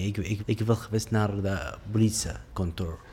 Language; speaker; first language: Dutch; non-native, learner; Arabic